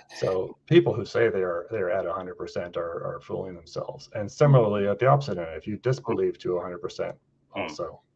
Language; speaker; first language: English; native; English